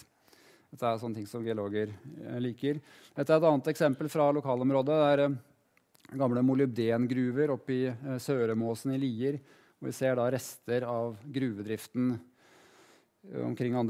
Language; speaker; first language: Norwegian; native; Norwegian